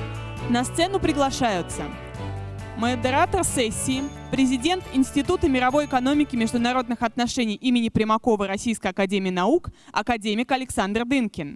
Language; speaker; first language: Russian; native; Russian